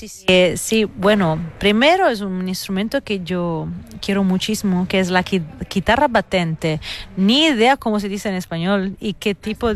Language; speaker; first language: Spanish; non-native, fluent; Italian